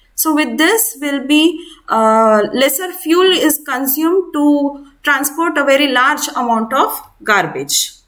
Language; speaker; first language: English; non-native, local second language; Kannada